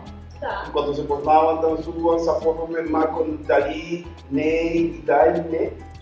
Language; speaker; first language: Bulgarian; non-native, learner; Spanish